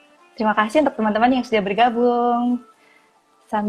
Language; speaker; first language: Indonesian; native; Indonesian